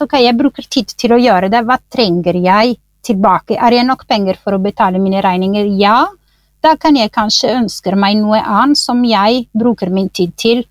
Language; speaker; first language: Norwegian; non-native, fluent; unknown